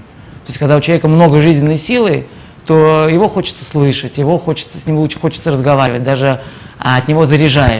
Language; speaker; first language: Russian; native; Russian